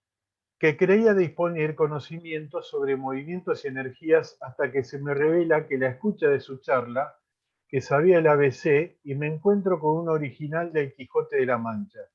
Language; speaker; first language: Spanish; native; Spanish